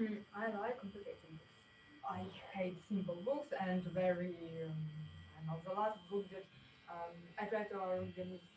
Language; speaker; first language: English; non-native, learner; Ukrainian